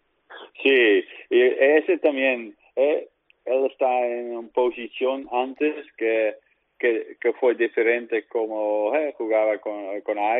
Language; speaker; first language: Spanish; non-native, learner; Dutch